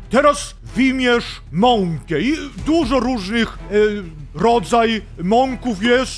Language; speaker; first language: Polish; non-native, learner; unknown